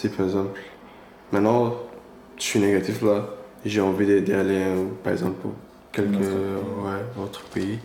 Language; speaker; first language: French; non-native, learner; Persian